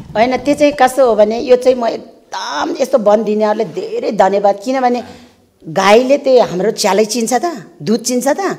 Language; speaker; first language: Nepali; non-native, local second language; Eastern Tamang